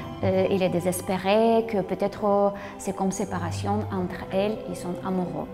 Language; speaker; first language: French; non-native, learner; Russian